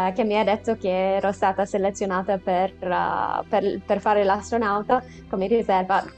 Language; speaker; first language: Italian; non-native, fluent; English